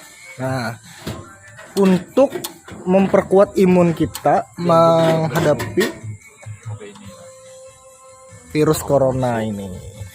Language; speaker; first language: Indonesian; non-native, local second language; Banjar